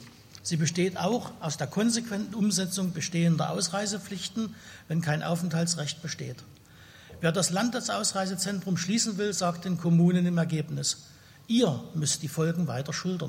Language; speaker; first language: German; native; German